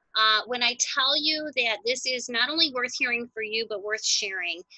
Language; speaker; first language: English; native; English